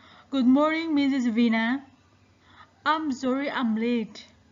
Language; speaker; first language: English; non-native, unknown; Indonesian